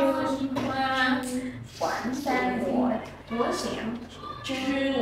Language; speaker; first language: Chinese; non-native, learner; Vietnamese